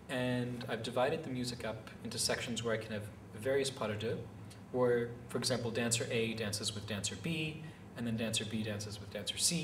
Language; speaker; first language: English; native; English